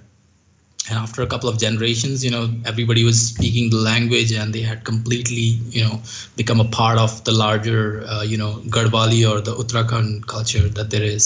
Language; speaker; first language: English; non-native, local second language; Hindi